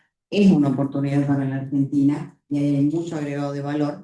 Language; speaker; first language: Spanish; native; Spanish